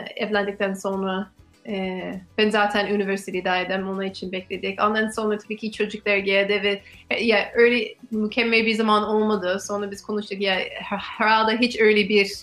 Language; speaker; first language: Turkish; non-native, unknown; English